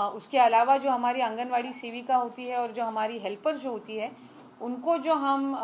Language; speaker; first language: Hindi; non-native, local second language; Marathi